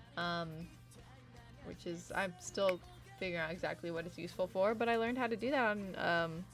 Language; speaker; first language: English; native; English